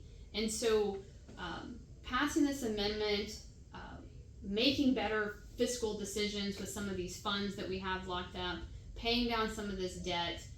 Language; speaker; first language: English; native; English